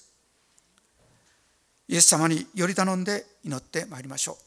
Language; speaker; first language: Japanese; native; Japanese